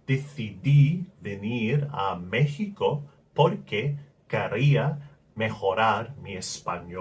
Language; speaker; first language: Spanish; non-native, learner; English